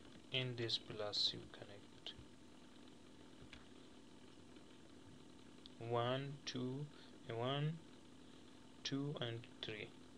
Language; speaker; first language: English; non-native, learner; Persian